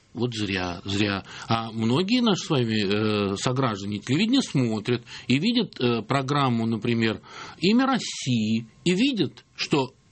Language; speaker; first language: Russian; native; Russian